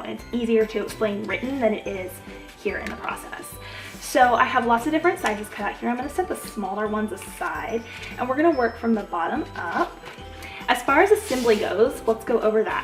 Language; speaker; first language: English; native; English